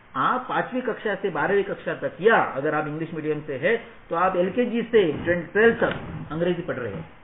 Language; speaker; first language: Hindi; non-native, local second language; Marathi